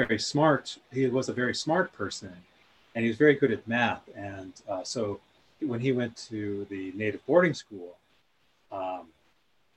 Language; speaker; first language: English; native; English